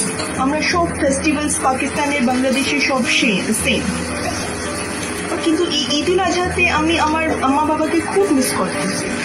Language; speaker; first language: Bangla; non-native, fluent; Urdu